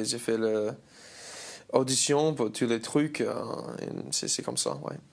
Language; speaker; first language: French; non-native, learner; English